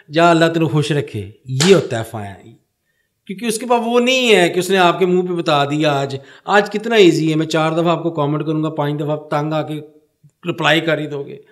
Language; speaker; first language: Urdu; early bilingual, heritage; Punjabi